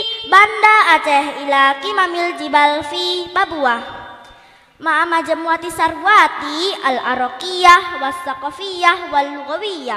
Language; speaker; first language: Arabic; non-native, learner; Indonesian